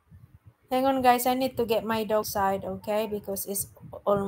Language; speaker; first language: English; non-native, local second language; Filipino